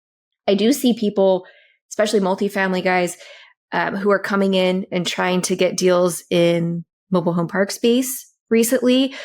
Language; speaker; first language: English; native; English